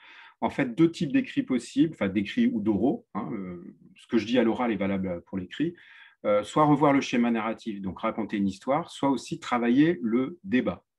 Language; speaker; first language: French; native; French